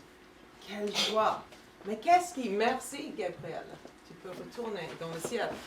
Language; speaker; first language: French; non-native, fluent; English